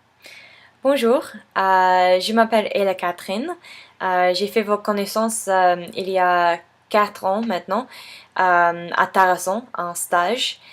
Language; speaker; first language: French; non-native, fluent; English